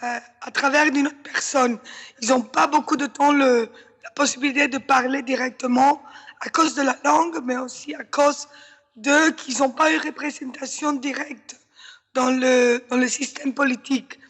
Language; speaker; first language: French; non-native, fluent; Spanish